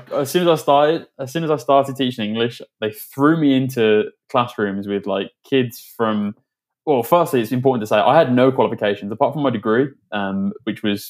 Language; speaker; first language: English; native; English